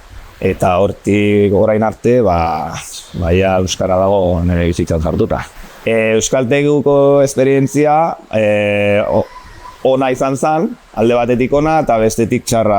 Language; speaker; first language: Basque; non-native, local second language; Spanish